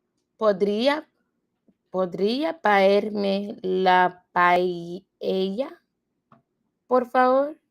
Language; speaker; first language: Spanish; non-native, learner; English